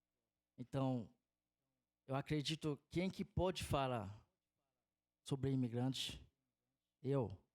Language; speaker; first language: Portuguese; non-native, fluent; Haitian Creole